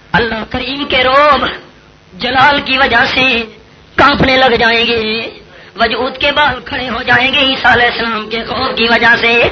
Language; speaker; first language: Urdu; non-native, local second language; Pashto